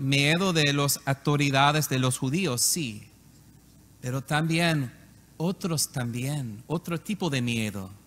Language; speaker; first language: Spanish; non-native, learner; English